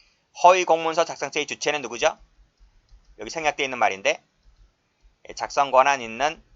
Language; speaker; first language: Korean; native; Korean